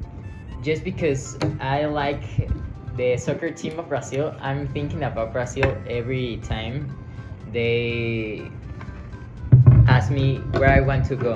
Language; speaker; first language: English; non-native, learner; Spanish